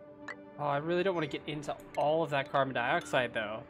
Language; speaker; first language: English; native; English